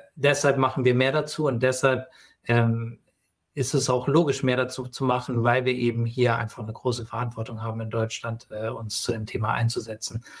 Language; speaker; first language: German; native; German